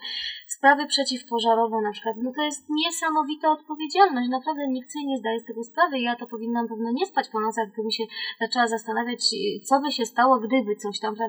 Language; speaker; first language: Polish; native; Polish